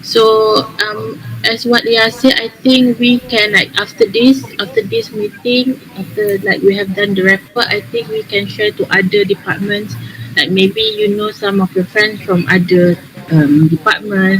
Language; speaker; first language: English; non-native, learner; Malay